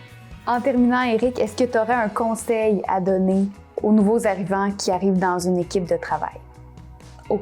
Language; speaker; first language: French; native; French